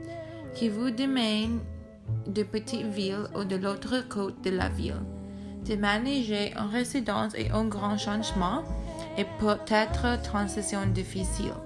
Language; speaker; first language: French; non-native, learner; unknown